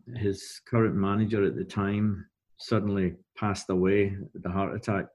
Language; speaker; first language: English; native; English